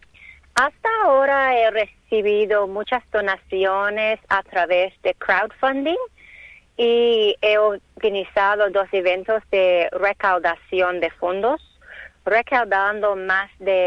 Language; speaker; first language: Spanish; non-native, learner; English